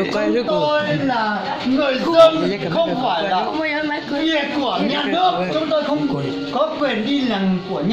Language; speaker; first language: Vietnamese; non-native, local second language; Hmong